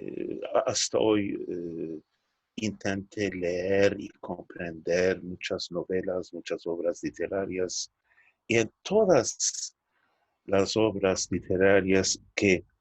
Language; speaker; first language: Spanish; non-native, fluent; Turkish